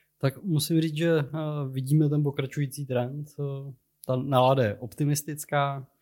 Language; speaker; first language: Czech; native; Czech